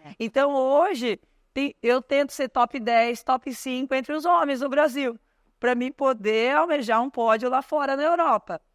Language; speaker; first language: Portuguese; native; Portuguese